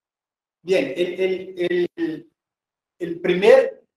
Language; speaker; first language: Spanish; non-native, fluent; Portuguese